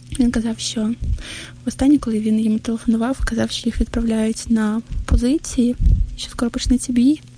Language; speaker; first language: Ukrainian; non-native, local second language; Russian